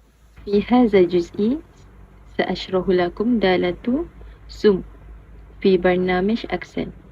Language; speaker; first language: Arabic; non-native, learner; Malay